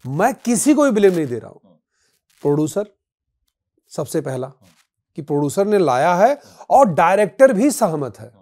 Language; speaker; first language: Hindi; native; Hindi